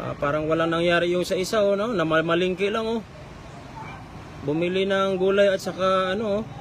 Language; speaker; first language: Filipino; non-native, local second language; Cebuano